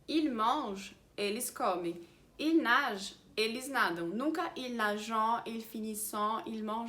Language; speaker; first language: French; early bilingual, heritage; Portuguese